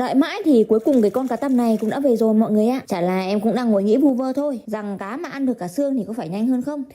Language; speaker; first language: Vietnamese; native; Vietnamese